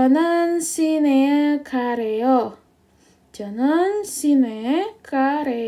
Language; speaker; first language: Korean; non-native, fluent; Indonesian